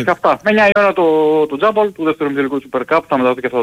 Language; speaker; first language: Greek; native; Greek